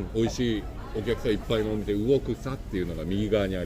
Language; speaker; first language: Japanese; native; Japanese